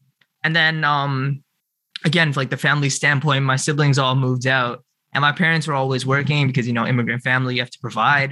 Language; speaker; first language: English; native; English